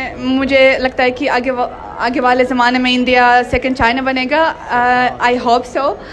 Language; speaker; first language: Hindi; non-native, fluent; Russian